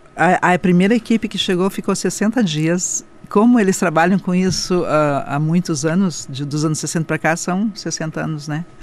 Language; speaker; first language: Portuguese; non-native, local second language; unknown